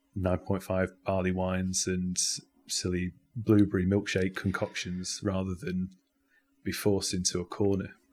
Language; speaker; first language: English; native; English